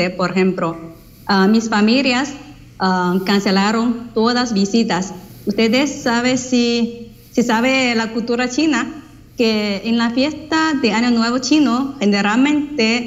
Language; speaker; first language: Spanish; non-native, fluent; Chinese